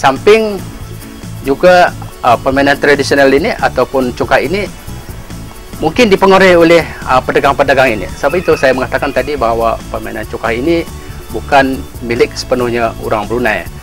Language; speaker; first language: Malay; native; Malay